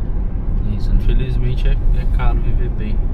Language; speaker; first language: Portuguese; native; Portuguese